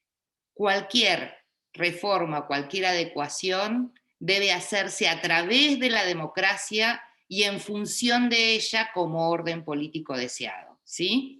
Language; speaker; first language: Spanish; native; Spanish